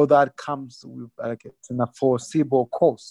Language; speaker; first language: English; non-native, local second language; Kinyarwanda